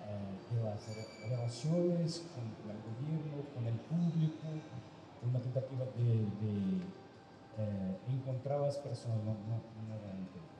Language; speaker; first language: Spanish; non-native, fluent; Portuguese